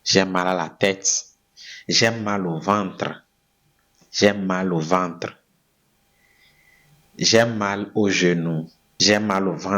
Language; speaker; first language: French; non-native, fluent; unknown